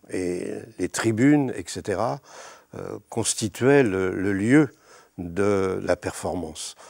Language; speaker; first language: French; native; French